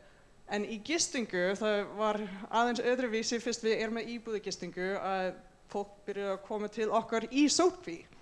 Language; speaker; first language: Icelandic; non-native, fluent; English